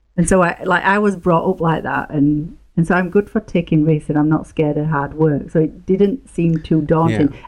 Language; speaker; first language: English; native; English